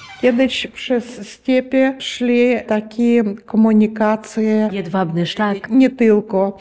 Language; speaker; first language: Polish; non-native, learner; Ukrainian